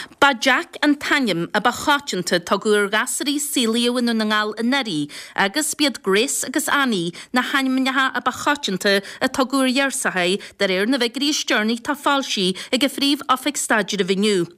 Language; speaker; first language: Irish; native; Irish